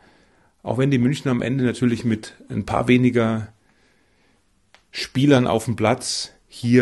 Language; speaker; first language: German; native; German